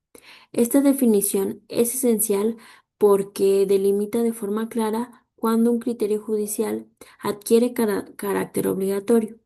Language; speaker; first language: Spanish; native; Spanish